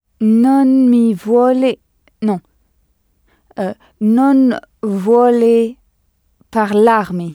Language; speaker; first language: Italian; non-native, learner; French